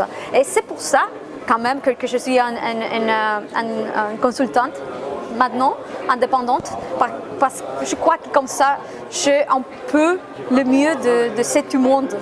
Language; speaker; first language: French; non-native, fluent; Spanish